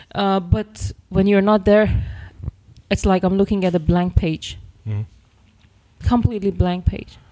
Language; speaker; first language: English; non-native, fluent; Persian